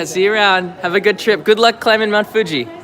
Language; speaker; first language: English; native; English